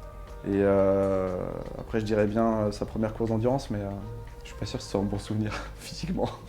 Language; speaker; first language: French; native; French